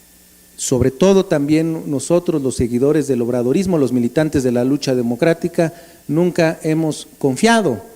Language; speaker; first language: Spanish; native; Spanish